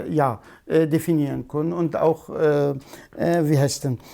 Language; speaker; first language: German; non-native, fluent; Kurdish